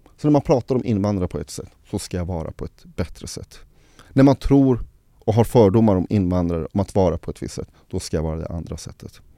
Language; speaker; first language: Swedish; early bilingual, other home language; Arabic